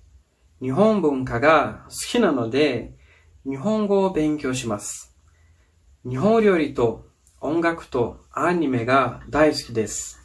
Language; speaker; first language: Japanese; non-native, learner; Portuguese